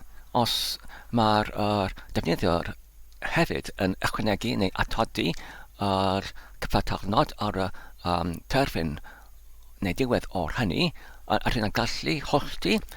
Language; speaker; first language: Welsh; non-native, learner; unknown